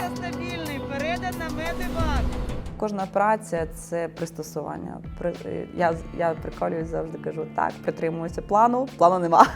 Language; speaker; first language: Ukrainian; native; Ukrainian